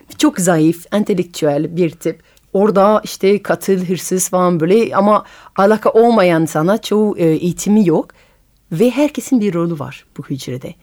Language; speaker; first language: Turkish; non-native, fluent; French